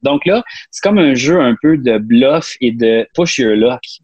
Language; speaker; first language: French; native; French